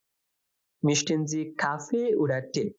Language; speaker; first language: German; non-native, fluent; Bangla